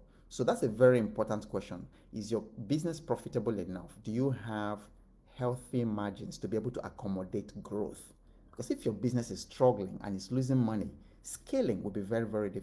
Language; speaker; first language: English; non-native, local second language; Igbo